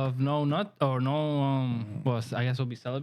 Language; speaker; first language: English; early bilingual, other home language; Spanish